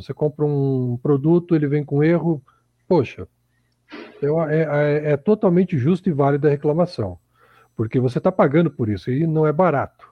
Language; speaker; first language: Portuguese; native; Portuguese